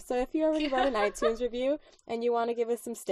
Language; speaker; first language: English; non-native, fluent; Spanish